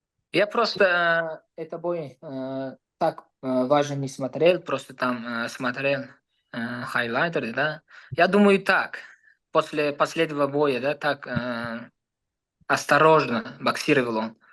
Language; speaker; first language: Russian; non-native, learner; Uzbek